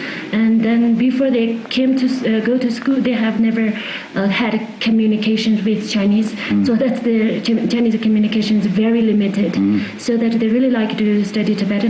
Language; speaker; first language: English; non-native, fluent; Tibetan